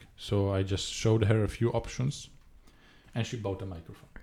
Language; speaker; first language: English; non-native, fluent; Italian